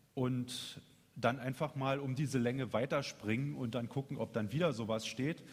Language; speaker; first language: German; native; German